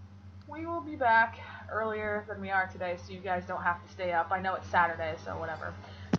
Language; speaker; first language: English; native; English